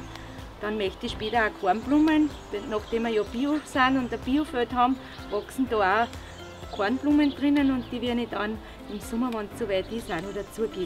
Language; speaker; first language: German; native; German